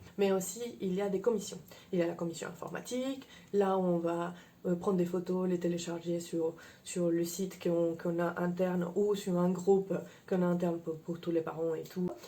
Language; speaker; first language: French; non-native, fluent; Spanish